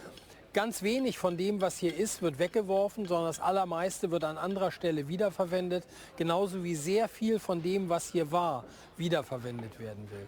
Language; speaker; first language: German; native; German